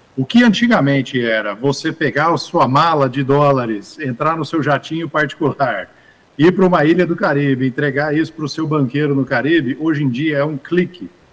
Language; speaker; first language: Portuguese; early bilingual, other home language; English